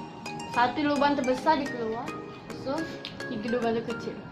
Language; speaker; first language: Malay; native; Malay